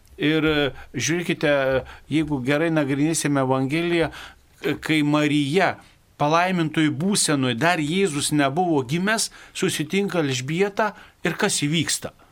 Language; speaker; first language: Lithuanian; native; Lithuanian